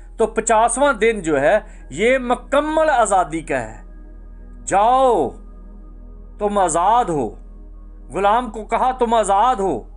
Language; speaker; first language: Urdu; native; Urdu